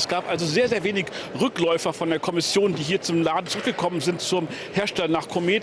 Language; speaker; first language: German; native; German